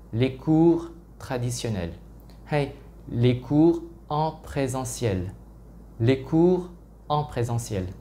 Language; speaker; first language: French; non-native, fluent; Vietnamese